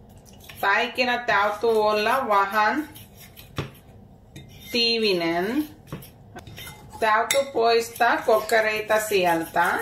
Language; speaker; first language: Finnish; non-native, learner; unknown